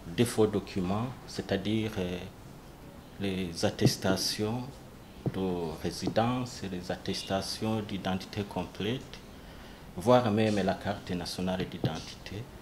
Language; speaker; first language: French; non-native, local second language; Rundi